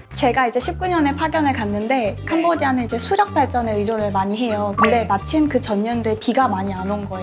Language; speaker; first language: Korean; native; Korean